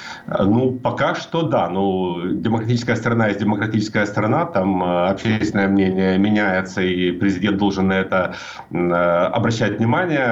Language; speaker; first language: Russian; native; Russian